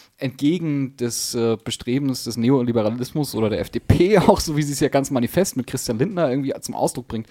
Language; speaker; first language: German; native; German